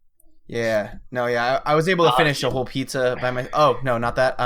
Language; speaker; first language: English; native; English